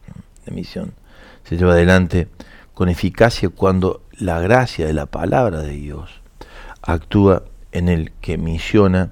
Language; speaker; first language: Spanish; native; Spanish